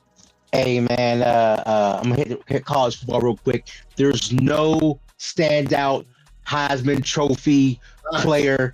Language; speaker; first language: English; native; English